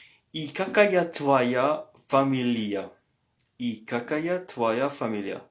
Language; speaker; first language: Russian; non-native, learner; French